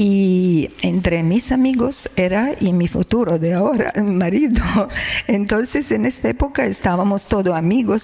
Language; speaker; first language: Spanish; non-native, learner; Croatian